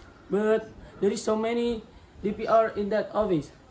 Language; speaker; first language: English; non-native, learner; Indonesian